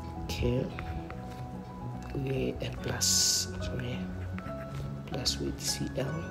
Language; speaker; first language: English; non-native, local second language; Malay